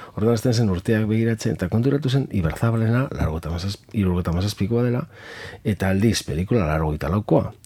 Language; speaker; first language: Basque; native; Basque